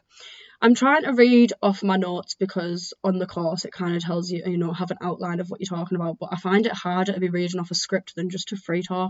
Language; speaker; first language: English; native; English